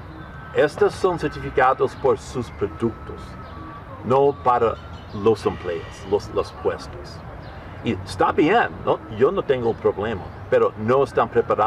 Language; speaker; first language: Spanish; non-native, learner; English